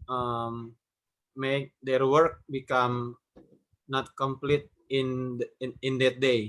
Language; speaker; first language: English; non-native, learner; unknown